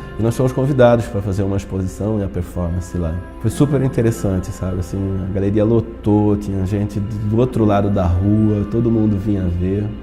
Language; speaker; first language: Portuguese; native; Portuguese